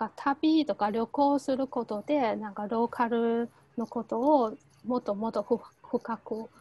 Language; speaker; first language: Japanese; non-native, fluent; Chinese